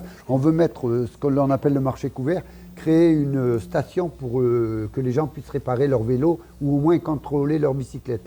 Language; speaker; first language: French; native; French